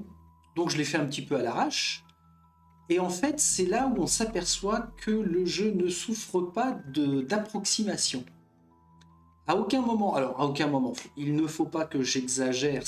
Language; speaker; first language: French; native; French